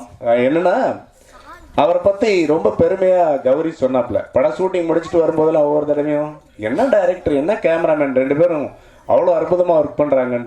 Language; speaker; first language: Tamil; native; Tamil